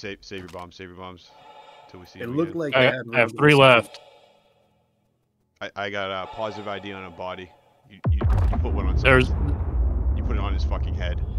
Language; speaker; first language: English; native; English